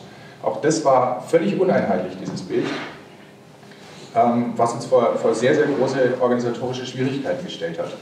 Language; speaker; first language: German; native; German